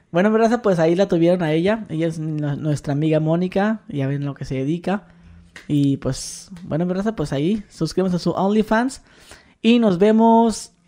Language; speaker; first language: Spanish; native; Spanish